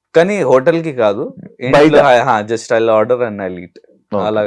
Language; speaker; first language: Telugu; non-native, learner; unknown